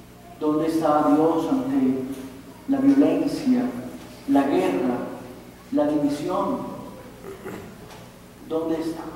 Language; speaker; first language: Spanish; native; Spanish